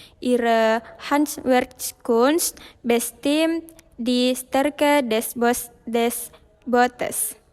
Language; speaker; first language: German; non-native, learner; Indonesian